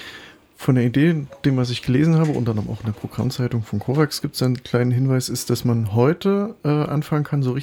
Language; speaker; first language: German; native; German